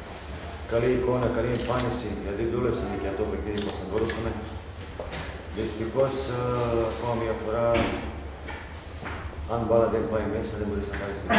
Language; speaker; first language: Greek; non-native, learner; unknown